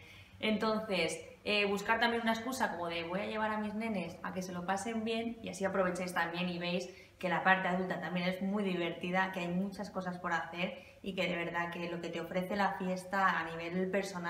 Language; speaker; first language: Spanish; native; Spanish